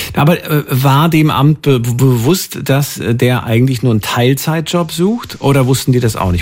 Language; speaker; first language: German; native; German